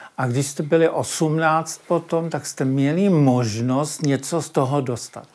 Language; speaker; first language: Czech; non-native, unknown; German